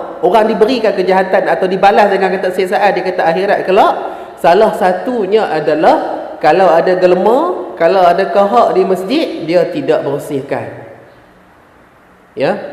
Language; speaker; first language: Malay; native; Malay